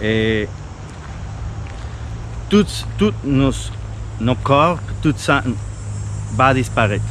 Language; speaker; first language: French; non-native, fluent; Spanish